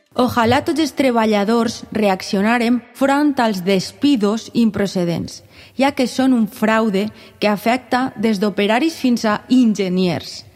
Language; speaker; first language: Catalan; native; Catalan